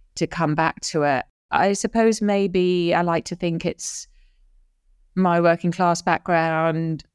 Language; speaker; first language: English; native; English